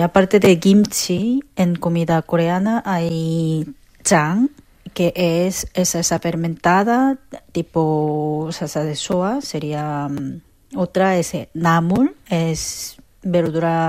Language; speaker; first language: Spanish; non-native, fluent; Korean